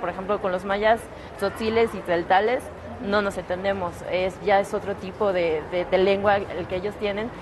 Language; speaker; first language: Spanish; non-native, local second language; Yucateco